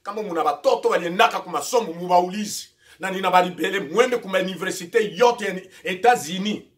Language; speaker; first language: French; non-native, local second language; Swahili